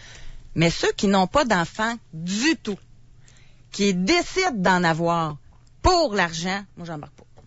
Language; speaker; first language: French; native; French